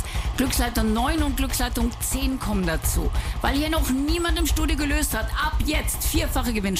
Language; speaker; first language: German; native; German